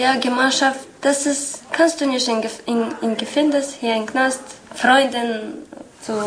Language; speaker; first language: German; non-native, learner; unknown